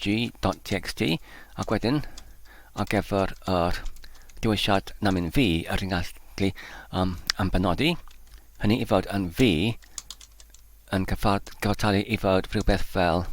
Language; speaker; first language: Welsh; non-native, learner; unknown